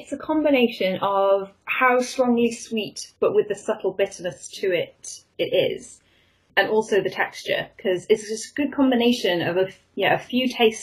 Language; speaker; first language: English; native; English